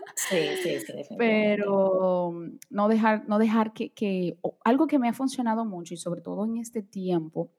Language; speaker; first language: Spanish; early bilingual, other home language; Portuguese